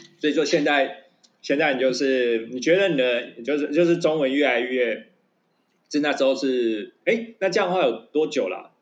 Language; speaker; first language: Chinese; native; Chinese